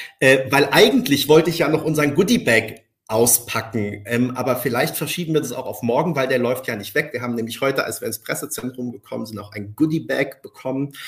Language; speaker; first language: German; early bilingual, other home language; Spanish